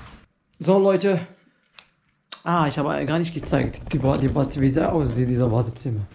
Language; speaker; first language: German; non-native, fluent; Arabic